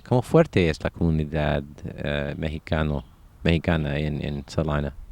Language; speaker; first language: Spanish; non-native, fluent; English